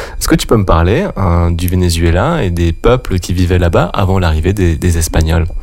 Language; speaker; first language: French; native; French